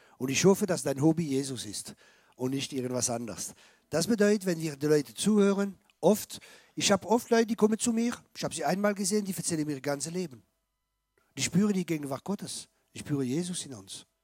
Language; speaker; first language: German; non-native, fluent; French